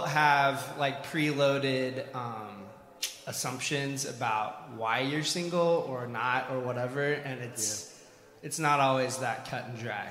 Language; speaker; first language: English; native; English